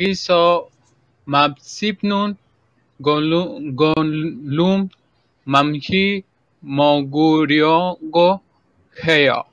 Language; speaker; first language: Korean; non-native, learner; Spanish